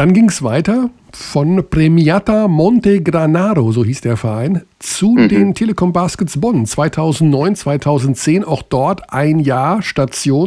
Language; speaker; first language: German; native; German